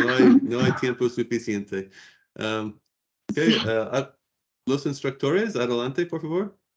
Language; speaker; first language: Spanish; non-native, learner; English